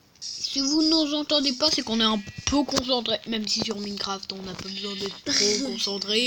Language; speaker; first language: French; native; French